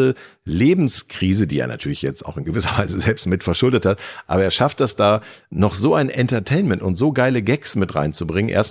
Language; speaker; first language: German; native; German